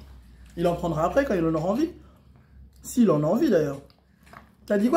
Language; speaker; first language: French; native; French